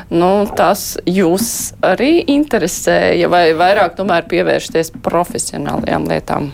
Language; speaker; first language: Latvian; native; Latvian